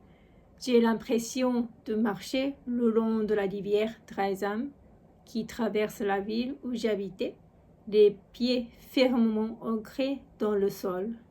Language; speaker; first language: French; non-native, fluent; Japanese